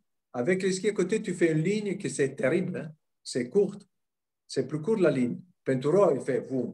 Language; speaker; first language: French; non-native, fluent; Italian